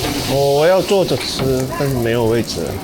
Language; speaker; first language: Chinese; non-native, fluent; Korean